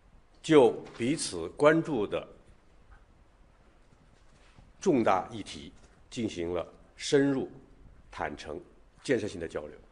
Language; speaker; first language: Chinese; native; Chinese